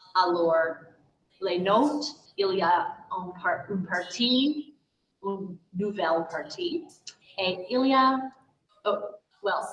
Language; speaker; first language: French; non-native, fluent; English